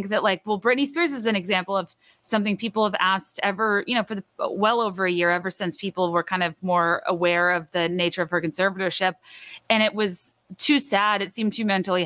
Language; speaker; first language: English; native; English